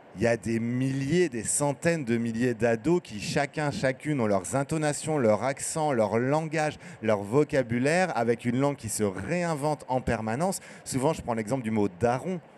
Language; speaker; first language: French; native; French